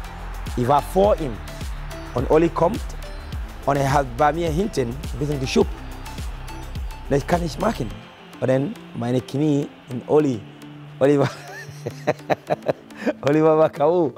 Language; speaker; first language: German; non-native, fluent; Akan